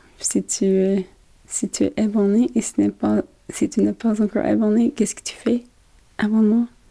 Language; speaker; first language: French; non-native, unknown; English